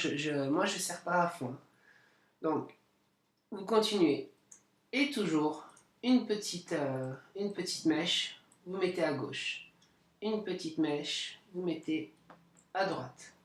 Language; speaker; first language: French; native; French